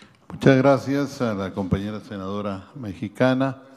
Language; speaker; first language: Spanish; native; Spanish